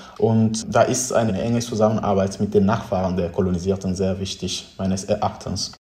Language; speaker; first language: German; non-native, fluent; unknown